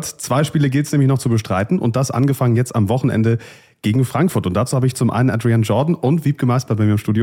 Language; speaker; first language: German; native; German